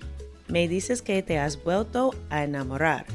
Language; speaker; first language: Spanish; non-native, fluent; English